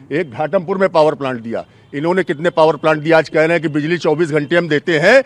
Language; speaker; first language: Hindi; native; Hindi